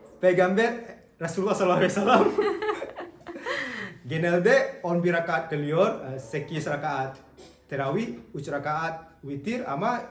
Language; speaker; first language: Turkish; non-native, learner; Indonesian